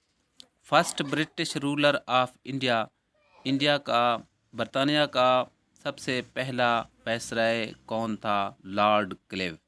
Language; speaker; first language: Urdu; native; Urdu